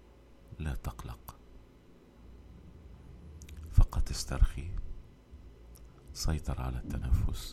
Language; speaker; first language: Arabic; native; Arabic